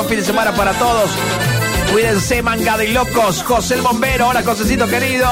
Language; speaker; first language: Spanish; native; Spanish